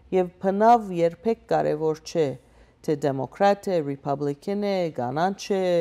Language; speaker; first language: Armenian; early bilingual, heritage; Armenian